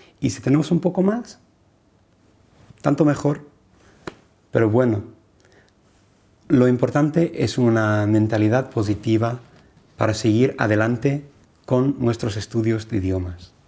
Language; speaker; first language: Spanish; non-native, fluent; English